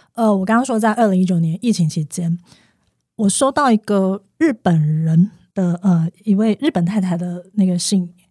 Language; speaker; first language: Chinese; native; Chinese